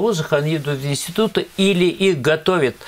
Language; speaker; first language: Russian; native; Russian